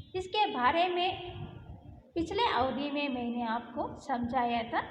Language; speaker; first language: Hindi; non-native, local second language; Kannada